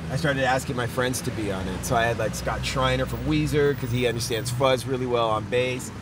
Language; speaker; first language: English; native; English